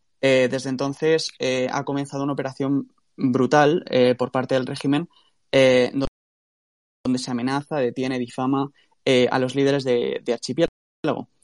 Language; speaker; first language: Spanish; native; Spanish